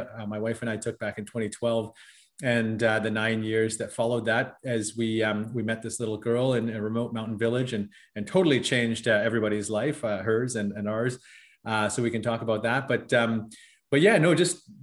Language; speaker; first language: English; native; English